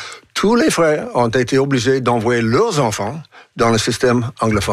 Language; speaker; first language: French; non-native, fluent; English